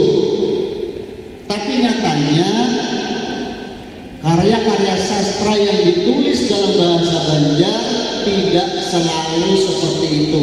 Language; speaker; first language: Indonesian; non-native, local second language; Banjar